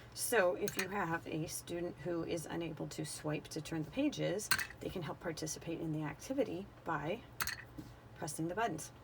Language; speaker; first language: English; native; English